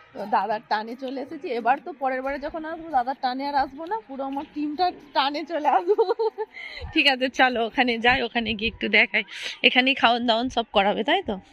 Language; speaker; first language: Bangla; native; Bangla